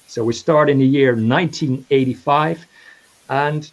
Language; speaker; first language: English; non-native, fluent; Dutch